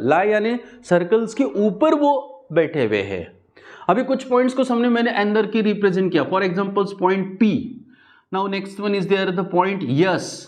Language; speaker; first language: Hindi; non-native, local second language; Marathi